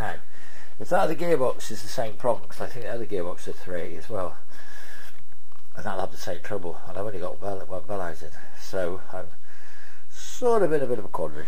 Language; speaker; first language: English; native; English